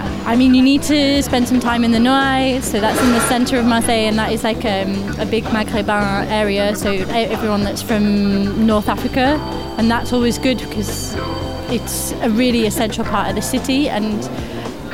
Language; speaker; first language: English; non-native, fluent; French